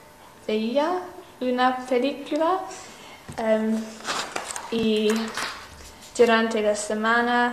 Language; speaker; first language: Spanish; non-native, learner; English